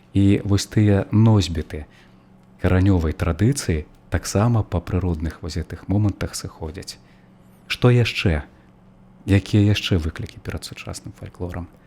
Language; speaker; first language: Belarusian; native; Belarusian